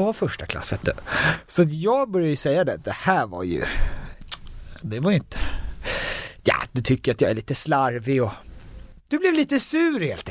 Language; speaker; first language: Swedish; native; Swedish